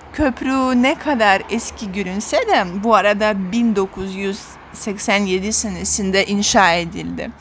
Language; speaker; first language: Turkish; non-native, fluent; Russian